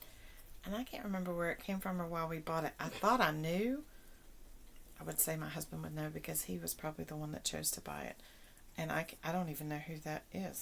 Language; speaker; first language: English; native; English